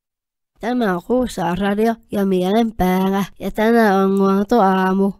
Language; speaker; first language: Finnish; native; Finnish